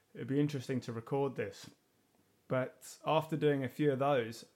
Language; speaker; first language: English; native; English